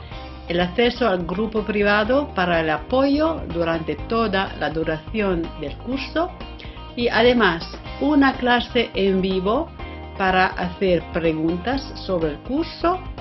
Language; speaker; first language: Spanish; non-native, fluent; Italian